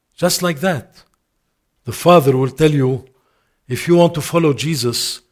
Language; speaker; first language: English; non-native, fluent; Arabic